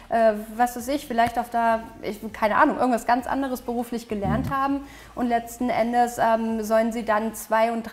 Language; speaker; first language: German; native; German